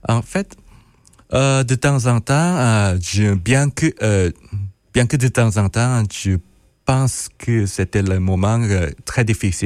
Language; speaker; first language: French; non-native, fluent; Korean